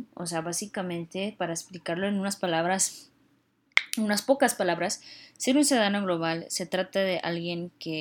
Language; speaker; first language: Spanish; early bilingual, heritage; Spanish